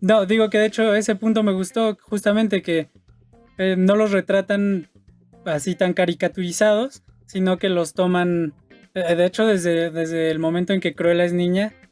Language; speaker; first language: Spanish; native; Spanish